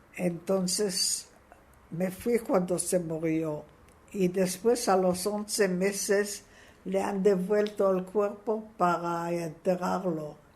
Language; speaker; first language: Spanish; non-native, fluent; Hebrew